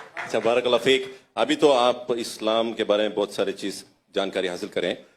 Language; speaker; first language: Hindi; non-native, local second language; Tamil